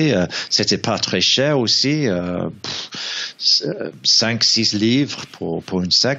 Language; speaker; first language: French; non-native, learner; English